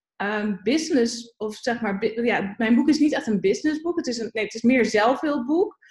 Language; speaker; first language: Dutch; native; Dutch